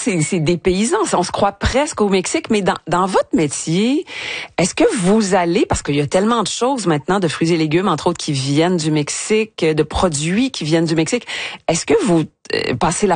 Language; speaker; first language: French; native; French